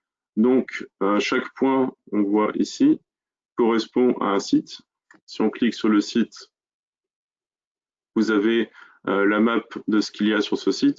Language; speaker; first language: French; native; French